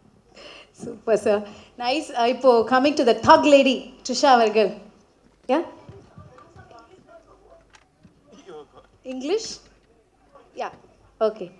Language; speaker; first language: Tamil; native; Tamil